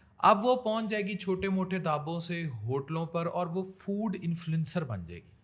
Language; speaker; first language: Urdu; native; Urdu